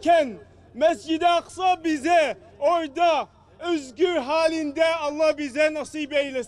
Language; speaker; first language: Turkish; non-native, fluent; Arabic